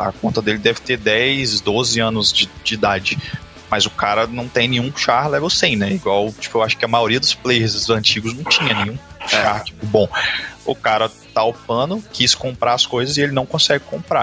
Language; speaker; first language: Portuguese; native; Portuguese